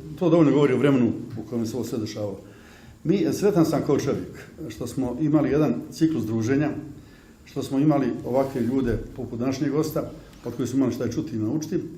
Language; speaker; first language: Bosnian; native; Bosnian